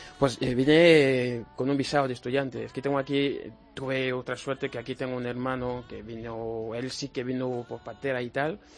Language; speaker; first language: Spanish; non-native, fluent; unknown